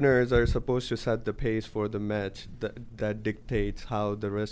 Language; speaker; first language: English; non-native, local second language; Gujarati